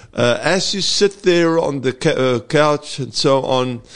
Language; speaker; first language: English; non-native, local second language; Afrikaans